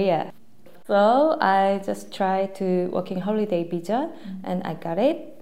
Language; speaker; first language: English; non-native, learner; Korean